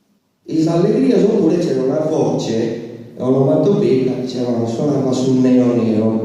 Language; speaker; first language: Italian; native; Italian